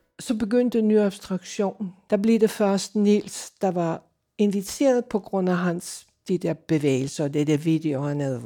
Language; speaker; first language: Danish; non-native, fluent; English